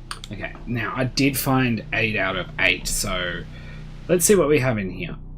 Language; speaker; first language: English; native; English